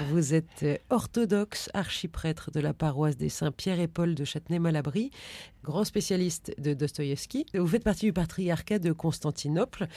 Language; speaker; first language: French; native; French